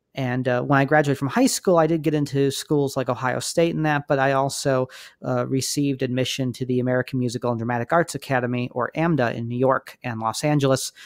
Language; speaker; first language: English; native; English